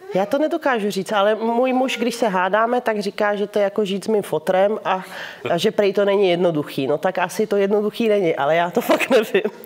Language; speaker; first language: Czech; early bilingual, heritage; Czech